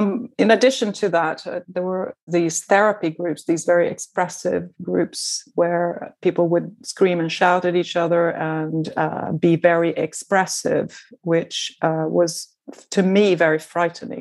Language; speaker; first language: English; non-native, fluent; Portuguese